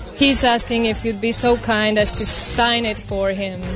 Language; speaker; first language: English; non-native, fluent; Spanish